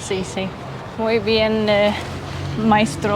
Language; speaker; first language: Spanish; non-native, learner; English